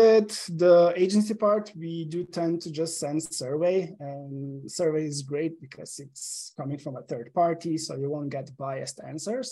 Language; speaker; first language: English; non-native, fluent; Slovenian